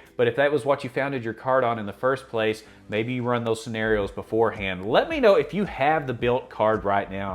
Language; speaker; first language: English; native; English